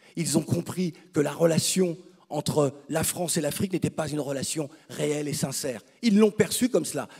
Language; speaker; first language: French; native; French